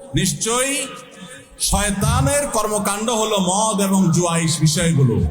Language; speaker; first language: Bangla; native; Bangla